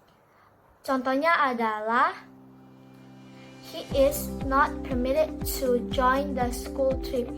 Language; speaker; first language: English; non-native, learner; Indonesian